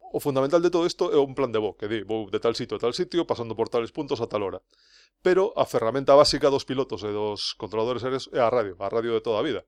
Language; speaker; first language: Galician; non-native, local second language; Spanish